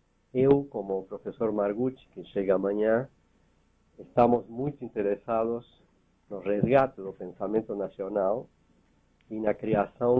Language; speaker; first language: Portuguese; non-native, fluent; Spanish